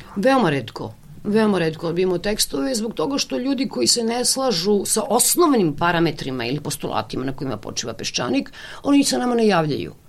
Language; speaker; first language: Serbian; native; Serbian